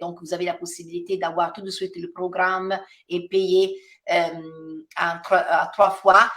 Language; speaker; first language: French; non-native, fluent; Italian